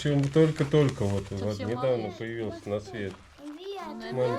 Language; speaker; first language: Russian; native; Russian